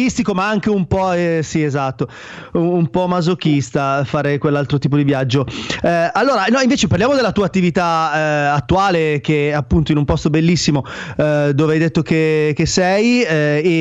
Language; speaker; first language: Italian; native; Italian